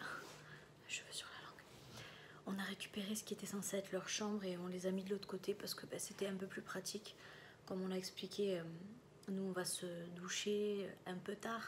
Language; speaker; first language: French; native; French